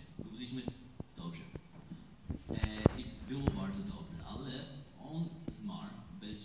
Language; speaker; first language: Polish; non-native, learner; English